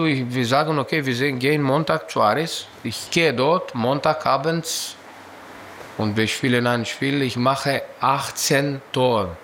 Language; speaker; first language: German; non-native, learner; Greek